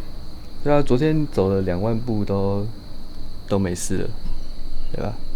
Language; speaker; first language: Chinese; native; Chinese